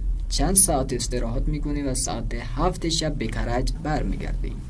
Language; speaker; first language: Persian; non-native, fluent; Urdu